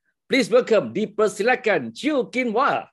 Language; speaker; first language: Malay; non-native, local second language; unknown